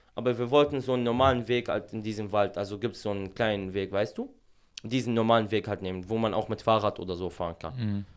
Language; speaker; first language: German; non-native, fluent; Arabic